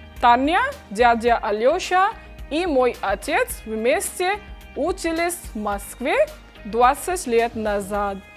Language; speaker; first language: Russian; non-native, fluent; English